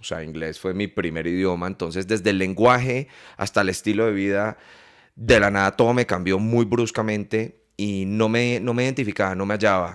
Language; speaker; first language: Spanish; early bilingual, heritage; English